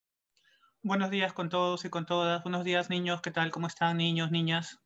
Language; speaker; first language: Spanish; native; Spanish